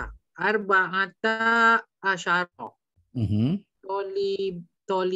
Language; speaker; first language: Arabic; non-native, learner; Malay